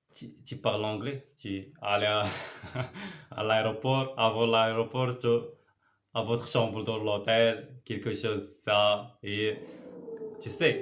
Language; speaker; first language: French; non-native, learner; Arabic